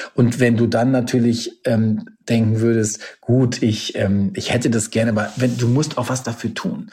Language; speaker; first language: German; native; German